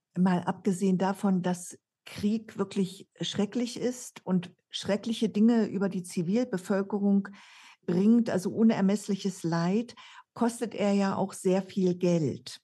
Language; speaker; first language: German; native; German